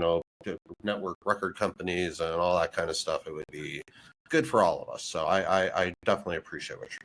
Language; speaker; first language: English; native; English